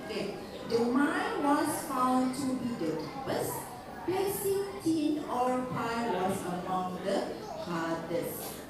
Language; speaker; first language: English; non-native, local second language; Malay